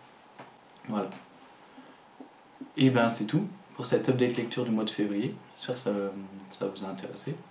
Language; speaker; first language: French; native; French